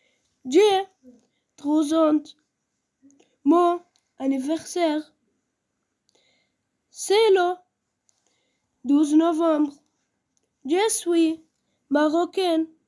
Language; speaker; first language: French; non-native, learner; Arabic